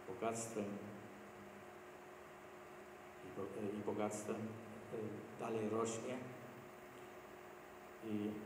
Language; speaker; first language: Polish; non-native, learner; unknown